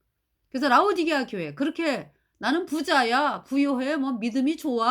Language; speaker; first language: Korean; native; Korean